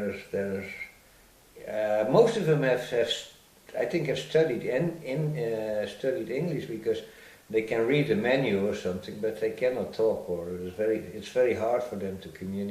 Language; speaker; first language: English; non-native, fluent; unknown